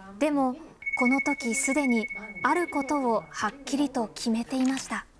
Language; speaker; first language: Japanese; native; Japanese